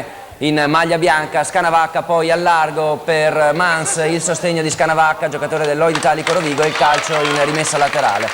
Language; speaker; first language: Italian; native; Italian